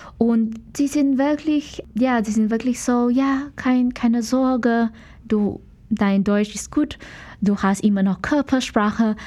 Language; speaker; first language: German; non-native, fluent; Chinese